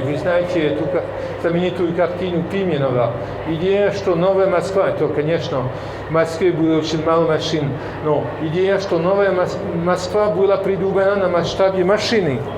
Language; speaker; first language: Russian; non-native, fluent; French